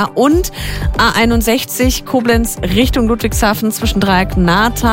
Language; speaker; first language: German; native; German